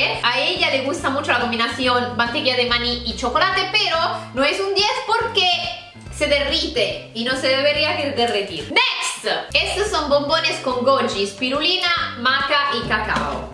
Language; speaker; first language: Spanish; non-native, fluent; Italian